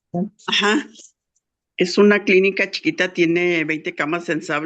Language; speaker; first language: Spanish; native; Spanish